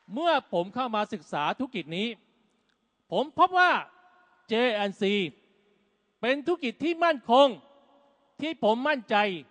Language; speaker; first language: Thai; native; Thai